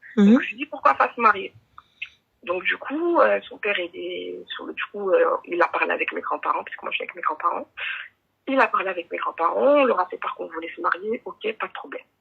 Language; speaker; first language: French; native; French